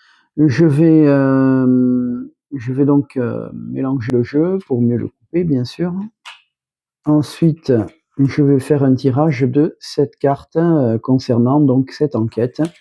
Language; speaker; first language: French; native; French